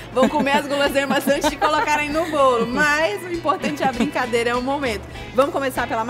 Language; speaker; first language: Portuguese; native; Portuguese